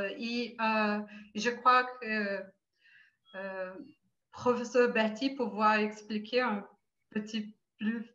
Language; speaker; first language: French; non-native, fluent; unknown